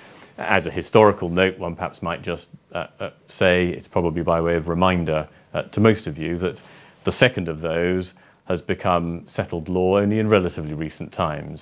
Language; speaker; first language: English; native; English